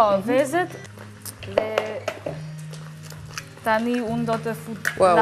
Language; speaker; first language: Albanian; non-native, learner; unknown